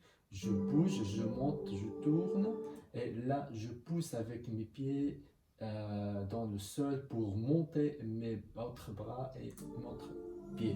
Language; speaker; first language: French; non-native, learner; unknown